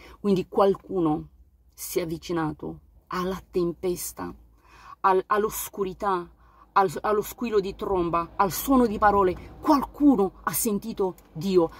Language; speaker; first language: Italian; non-native, fluent; Romanian